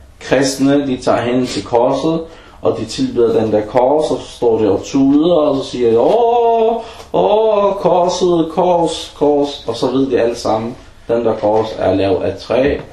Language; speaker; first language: Danish; early bilingual, other home language; Arabic